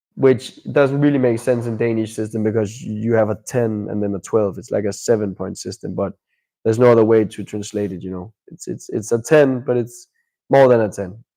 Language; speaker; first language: English; non-native, fluent; Danish